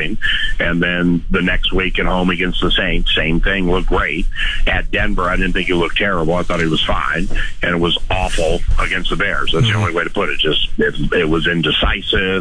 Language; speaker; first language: English; native; English